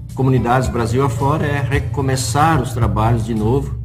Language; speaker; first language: Portuguese; native; Portuguese